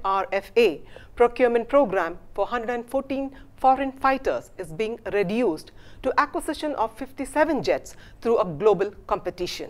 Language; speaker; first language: English; non-native, local second language; Malayalam